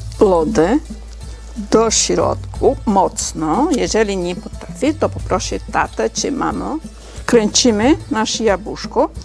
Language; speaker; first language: Polish; non-native, learner; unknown